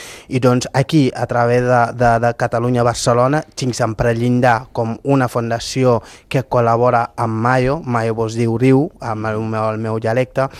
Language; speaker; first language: Catalan; non-native, local second language; Fula